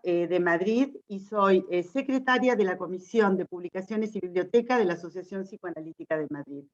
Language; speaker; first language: Spanish; native; Spanish